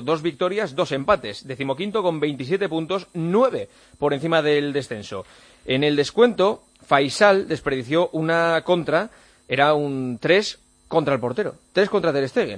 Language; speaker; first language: Spanish; native; Spanish